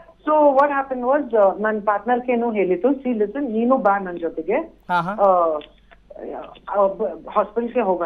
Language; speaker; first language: Kannada; non-native, learner; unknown